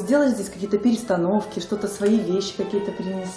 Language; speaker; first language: Russian; native; Russian